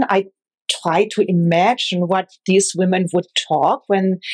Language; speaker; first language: English; non-native, fluent; German